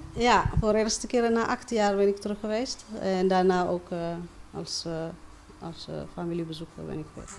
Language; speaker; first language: Dutch; non-native, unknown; Amharic